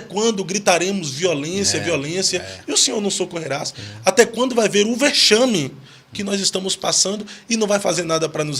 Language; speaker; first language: Portuguese; native; Portuguese